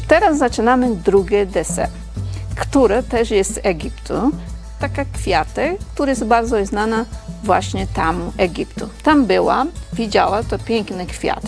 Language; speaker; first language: Polish; non-native, learner; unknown